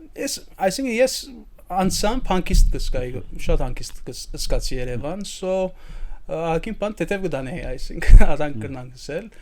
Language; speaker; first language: Armenian; early bilingual, heritage; Armenian